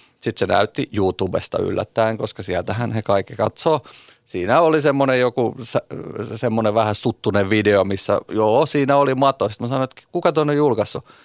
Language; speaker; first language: Finnish; native; Finnish